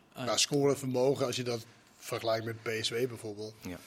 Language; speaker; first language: Dutch; non-native, fluent; Danish